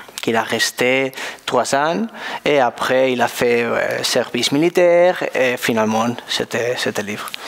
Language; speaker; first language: French; non-native, learner; Spanish